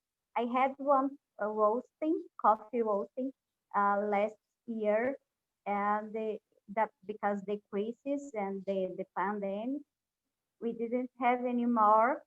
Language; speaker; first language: English; non-native, learner; Portuguese